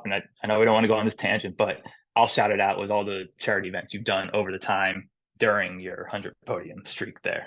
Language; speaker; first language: English; native; English